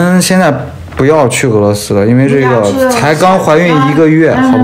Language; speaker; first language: Chinese; native; Chinese